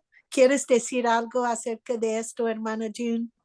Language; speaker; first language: Spanish; non-native, fluent; English